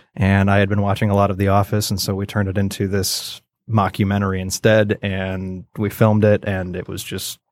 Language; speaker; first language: English; native; English